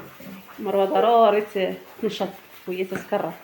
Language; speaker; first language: Arabic; native; Arabic